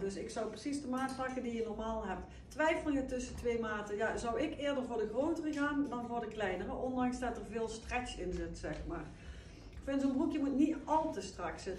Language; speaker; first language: Dutch; native; Dutch